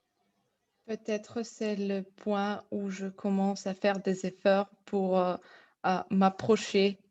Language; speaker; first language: French; non-native, learner; Bulgarian